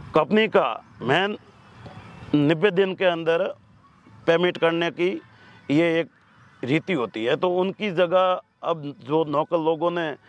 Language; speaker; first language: Hindi; native; Hindi